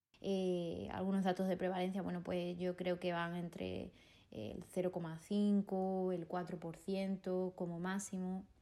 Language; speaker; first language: Spanish; native; Spanish